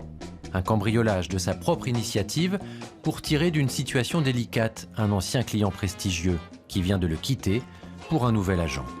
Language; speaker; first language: French; native; French